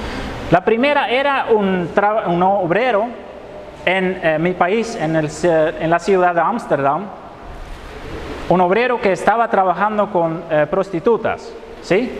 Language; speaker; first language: Spanish; non-native, fluent; Dutch